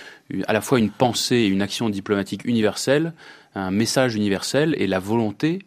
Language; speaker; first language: French; native; French